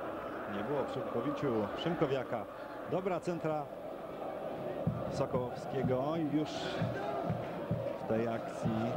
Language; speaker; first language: Polish; native; Polish